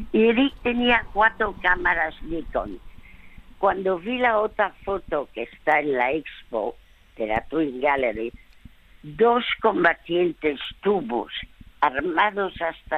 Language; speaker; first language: Spanish; non-native, fluent; French